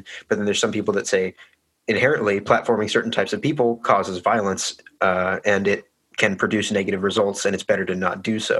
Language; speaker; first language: English; native; English